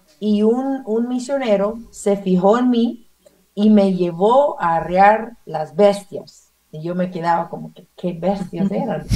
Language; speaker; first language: Spanish; non-native, fluent; English